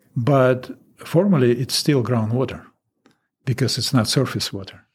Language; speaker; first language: English; non-native, fluent; Russian